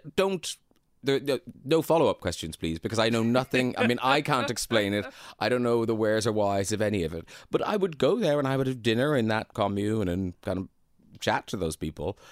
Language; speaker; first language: English; native; English